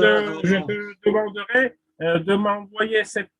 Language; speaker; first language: French; non-native, fluent; Russian